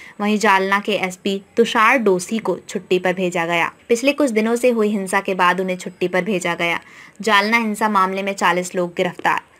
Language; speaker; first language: Hindi; non-native, local second language; Marathi